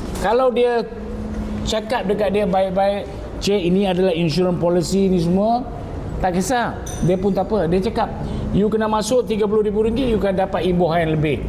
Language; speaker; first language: Malay; non-native, local second language; Tamil